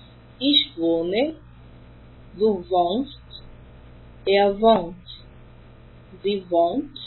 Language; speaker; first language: German; non-native, fluent; Portuguese